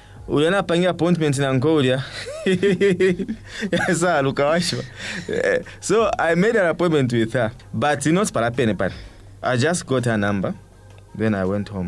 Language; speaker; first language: English; non-native, local second language; Bemba